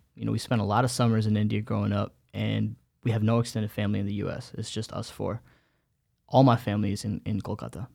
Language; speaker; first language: English; early bilingual, other home language; Bangla